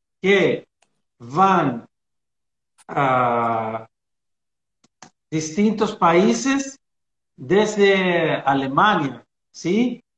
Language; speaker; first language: Portuguese; non-native, learner; Spanish